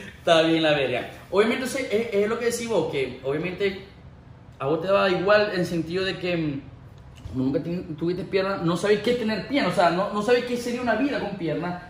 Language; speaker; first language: Spanish; native; Spanish